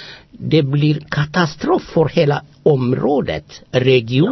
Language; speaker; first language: Swedish; non-native, fluent; Amharic